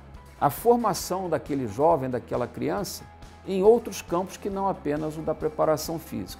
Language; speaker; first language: Portuguese; native; Portuguese